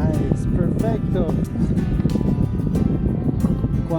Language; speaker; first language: Spanish; non-native, learner; English